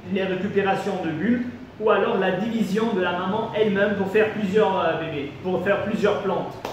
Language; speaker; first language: French; non-native, local second language; Arabic